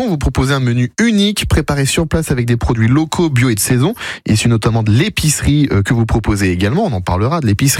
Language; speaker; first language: French; native; French